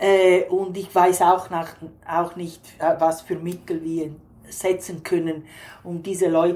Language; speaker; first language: German; non-native, fluent; Italian